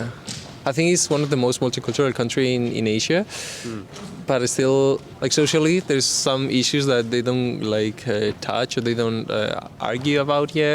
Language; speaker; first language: English; non-native, fluent; Spanish